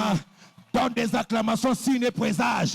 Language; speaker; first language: French; non-native, local second language; Lingala